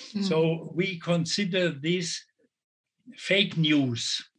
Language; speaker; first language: English; non-native, fluent; German